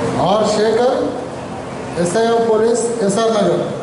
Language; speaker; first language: Telugu; native; Telugu